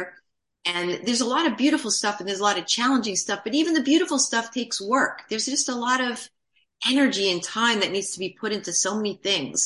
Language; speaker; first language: English; native; English